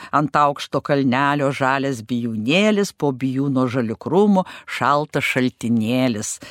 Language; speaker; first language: Lithuanian; native; Lithuanian